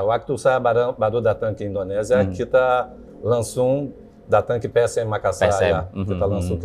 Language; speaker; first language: Indonesian; non-native, fluent; Portuguese